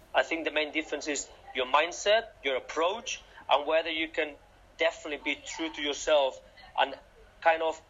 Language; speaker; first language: English; non-native, fluent; Catalan